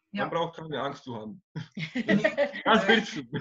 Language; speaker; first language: German; non-native, fluent; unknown